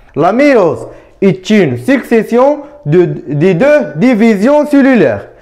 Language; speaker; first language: French; non-native, local second language; Arabic